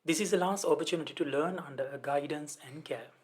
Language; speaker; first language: English; non-native, local second language; Sinhala